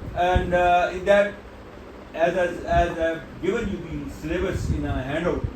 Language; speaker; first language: English; non-native, local second language; Urdu